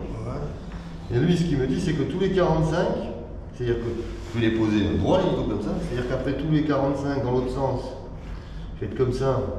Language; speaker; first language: French; native; French